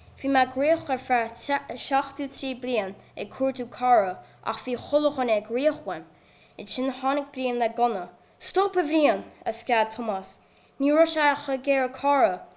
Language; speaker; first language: Irish; native; Irish